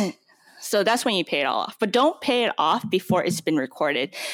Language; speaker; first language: English; native; English